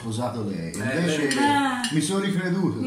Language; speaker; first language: Italian; native; Italian